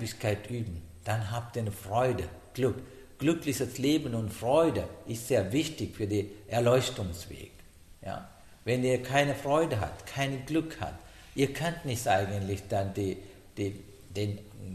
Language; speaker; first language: German; non-native, learner; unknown